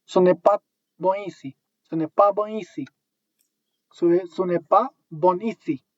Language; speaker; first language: French; non-native, learner; English